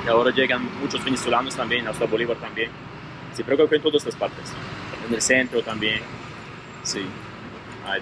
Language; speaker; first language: Spanish; non-native, learner; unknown